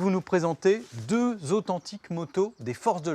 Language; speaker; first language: French; native; French